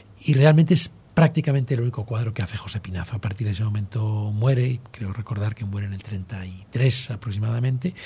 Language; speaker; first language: Spanish; native; Spanish